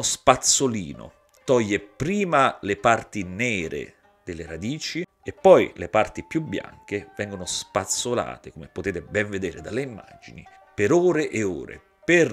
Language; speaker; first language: Italian; native; Italian